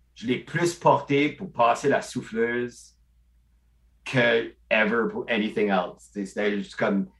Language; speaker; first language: French; non-native, local second language; English